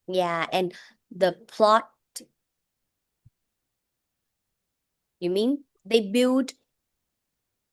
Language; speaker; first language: English; non-native, fluent; Vietnamese